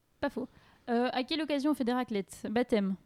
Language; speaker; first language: French; native; French